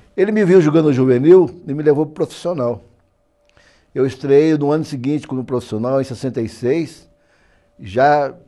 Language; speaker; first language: Portuguese; native; Portuguese